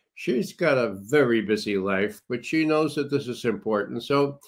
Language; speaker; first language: English; native; English